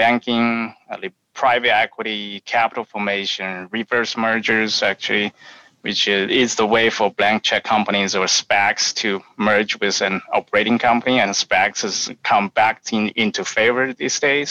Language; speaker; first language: English; non-native, fluent; Chinese